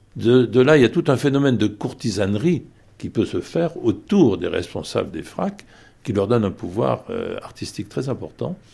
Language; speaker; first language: French; native; French